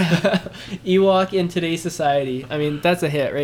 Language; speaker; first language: English; native; English